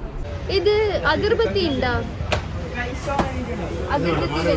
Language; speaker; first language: Malayalam; early bilingual, heritage; Malayalam